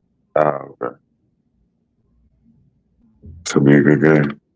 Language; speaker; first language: English; native; English